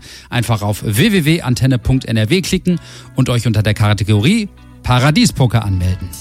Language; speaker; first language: German; native; German